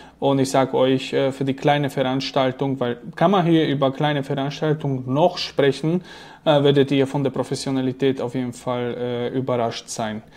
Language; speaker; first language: German; non-native, fluent; Slovak